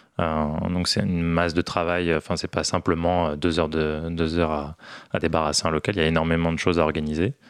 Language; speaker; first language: French; native; French